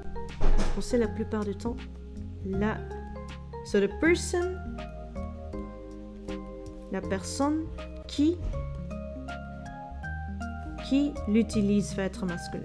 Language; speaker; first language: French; non-native, learner; Dutch